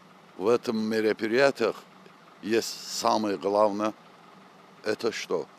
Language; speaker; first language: Russian; non-native, local second language; Azerbaijani